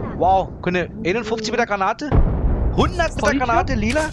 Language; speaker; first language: German; native; German